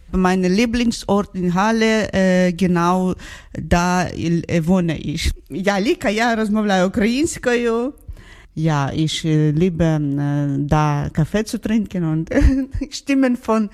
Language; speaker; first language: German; non-native, learner; Ukrainian